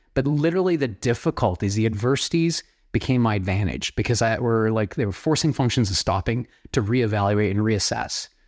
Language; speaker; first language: English; native; English